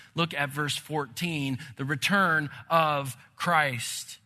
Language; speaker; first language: English; native; English